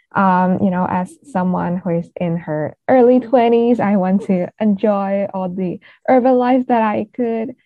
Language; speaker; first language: English; non-native, local second language; Cantonese